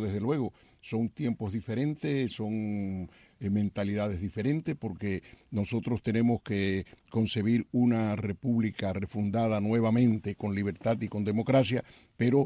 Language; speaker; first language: Spanish; native; Spanish